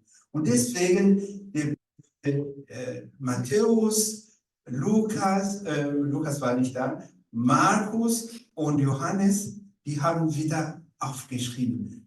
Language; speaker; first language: German; non-native, learner; Rundi